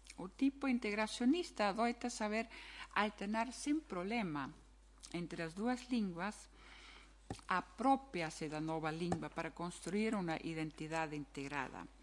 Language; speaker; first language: Galician; non-native, fluent; German